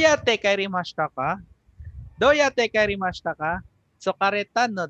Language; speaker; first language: Japanese; non-native, fluent; Filipino